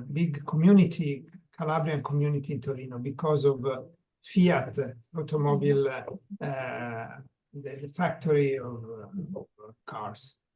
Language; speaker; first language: English; non-native, learner; Italian